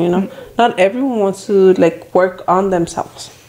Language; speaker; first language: English; early bilingual, other home language; Spanish